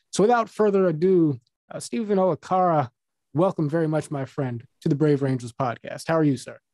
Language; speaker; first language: English; native; English